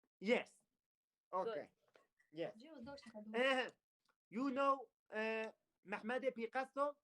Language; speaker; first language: English; non-native, learner; Turkish